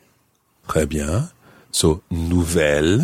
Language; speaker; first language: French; non-native, fluent; English